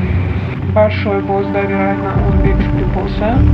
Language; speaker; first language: Russian; non-native, learner; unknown